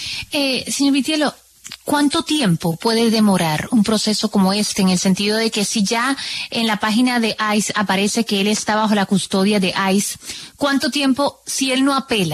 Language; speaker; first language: Spanish; native; Spanish